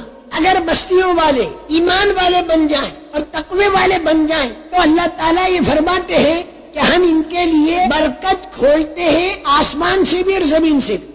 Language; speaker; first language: Urdu; native; Urdu